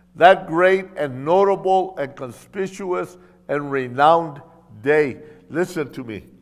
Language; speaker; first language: English; early bilingual, other home language; Spanish